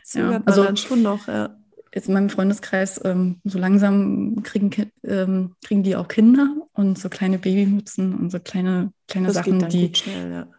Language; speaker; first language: German; native; German